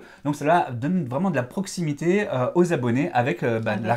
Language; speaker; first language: French; native; French